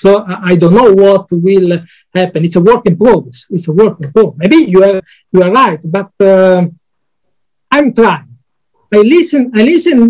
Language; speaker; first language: English; non-native, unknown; Italian